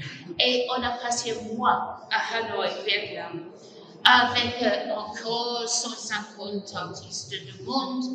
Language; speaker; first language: French; non-native, fluent; English